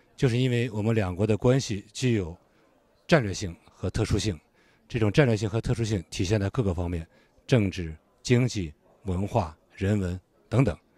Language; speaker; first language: Chinese; native; Chinese